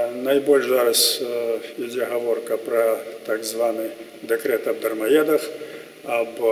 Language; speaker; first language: Russian; non-native, local second language; Belarusian